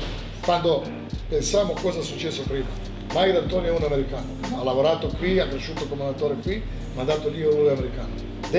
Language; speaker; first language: Italian; non-native, fluent; Serbian